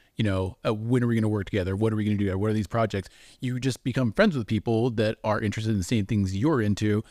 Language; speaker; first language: English; native; English